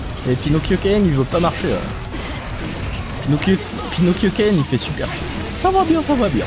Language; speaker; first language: French; native; French